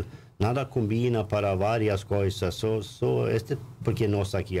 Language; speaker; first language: Portuguese; non-native, learner; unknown